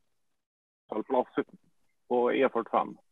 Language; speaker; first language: Swedish; native; Swedish